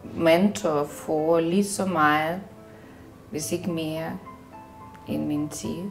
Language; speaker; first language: Danish; non-native, fluent; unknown